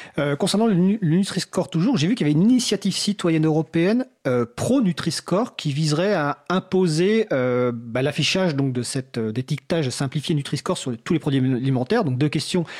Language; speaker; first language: French; native; French